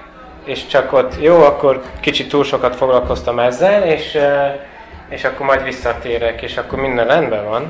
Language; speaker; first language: Hungarian; non-native, fluent; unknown